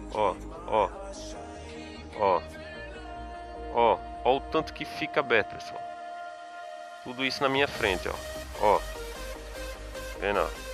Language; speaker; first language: Portuguese; native; Portuguese